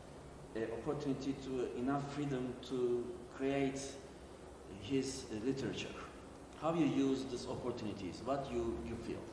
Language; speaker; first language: English; non-native, learner; Turkish